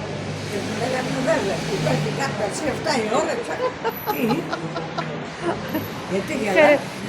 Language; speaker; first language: Greek; non-native, learner; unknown